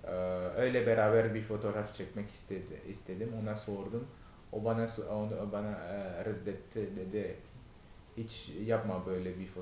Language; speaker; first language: Turkish; non-native, fluent; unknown